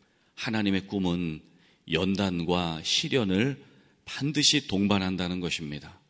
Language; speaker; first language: Korean; native; Korean